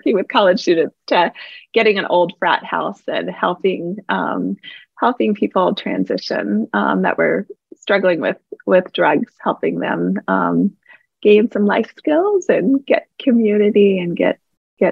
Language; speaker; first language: English; native; English